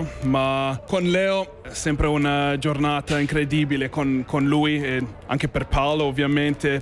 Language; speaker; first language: Italian; non-native, fluent; English